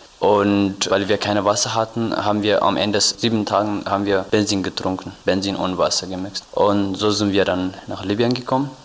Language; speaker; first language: German; non-native, learner; Tigrinya